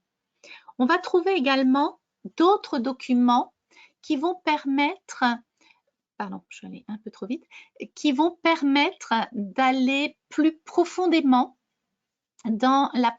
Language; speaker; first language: French; native; French